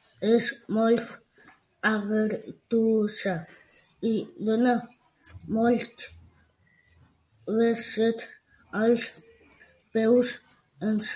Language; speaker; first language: Catalan; non-native, local second language; Spanish